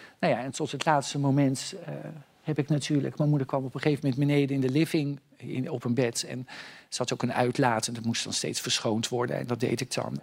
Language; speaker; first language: Dutch; native; Dutch